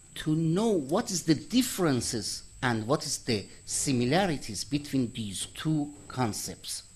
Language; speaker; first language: English; non-native, fluent; Persian